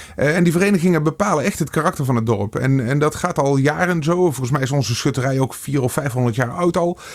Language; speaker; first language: Dutch; native; Dutch